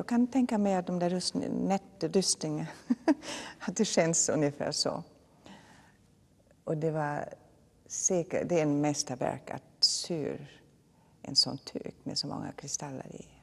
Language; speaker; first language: Swedish; non-native, fluent; German